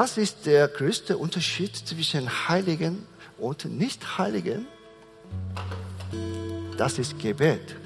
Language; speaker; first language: German; non-native, fluent; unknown